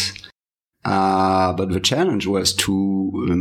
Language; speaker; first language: English; non-native, fluent; French